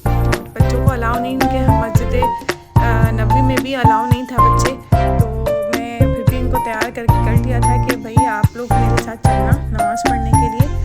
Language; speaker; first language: Urdu; native; Urdu